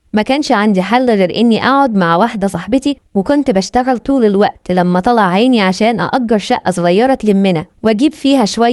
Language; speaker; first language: Arabic; native; Arabic